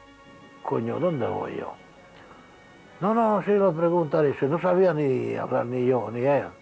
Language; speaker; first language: Spanish; non-native, fluent; Hungarian